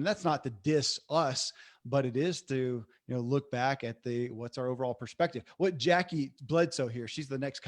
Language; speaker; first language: English; native; English